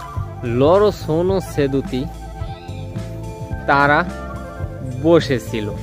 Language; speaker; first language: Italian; non-native, learner; Bangla